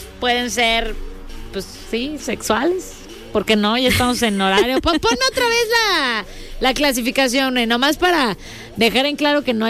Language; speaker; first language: Spanish; native; Spanish